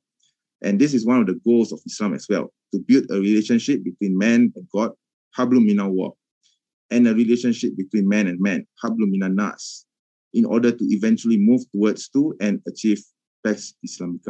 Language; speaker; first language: English; non-native, local second language; Malay